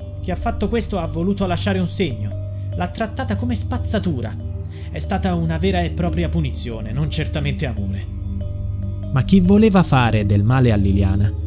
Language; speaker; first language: Italian; native; Italian